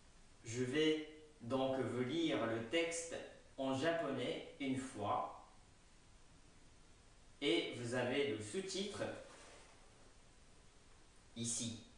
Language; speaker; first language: French; non-native, fluent; Japanese